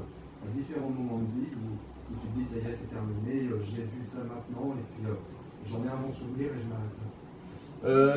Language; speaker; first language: French; native; French